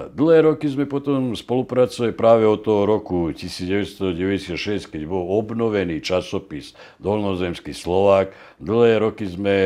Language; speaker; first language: Slovak; native; Slovak